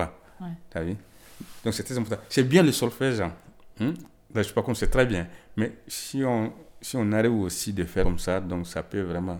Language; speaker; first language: French; non-native, local second language; Bambara